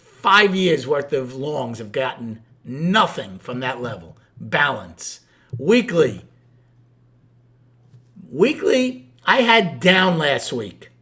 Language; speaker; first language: English; native; English